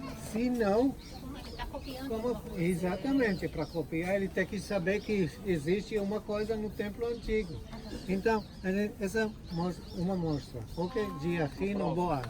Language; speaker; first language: Portuguese; non-native, fluent; Hebrew